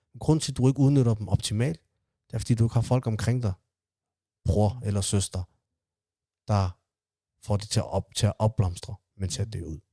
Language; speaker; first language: Danish; early bilingual, other home language; Somali